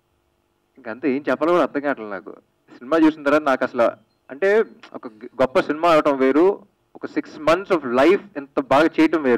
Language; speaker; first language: Telugu; native; Telugu